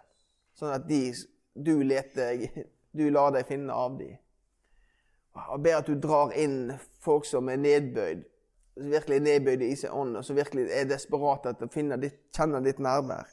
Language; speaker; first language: Norwegian; native; Norwegian